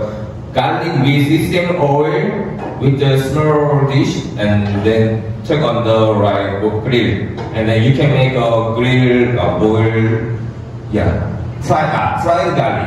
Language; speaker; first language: English; non-native, learner; Korean